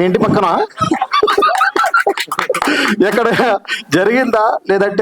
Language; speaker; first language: Telugu; native; Telugu